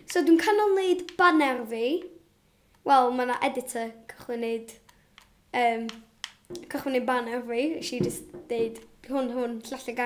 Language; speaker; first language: Welsh; non-native, local second language; English